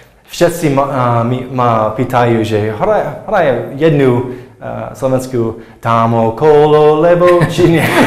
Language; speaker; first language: Slovak; non-native, learner; English